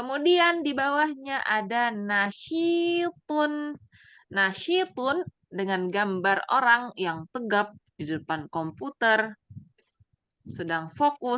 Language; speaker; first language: Indonesian; native; Indonesian